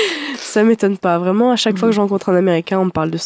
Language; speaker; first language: French; native; French